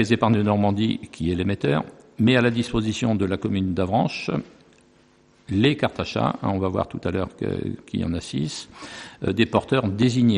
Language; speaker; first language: French; native; French